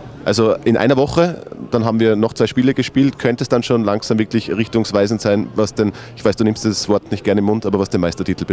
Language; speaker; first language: German; native; German